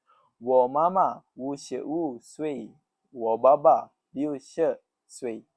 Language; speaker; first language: Chinese; non-native, learner; Malay